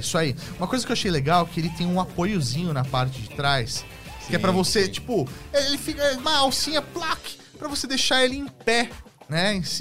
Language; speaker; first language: Portuguese; native; Portuguese